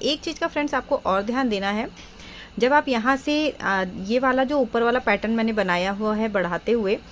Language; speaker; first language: Hindi; native; Hindi